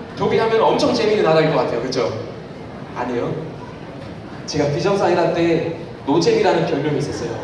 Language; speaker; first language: Korean; non-native, fluent; German